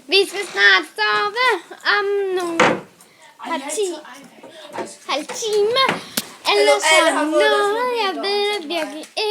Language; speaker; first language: Danish; native; Danish